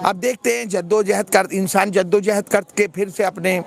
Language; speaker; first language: Hindi; native; Hindi